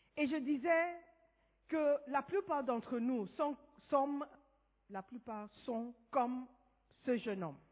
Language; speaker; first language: French; non-native, fluent; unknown